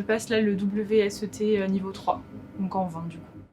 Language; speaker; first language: French; native; French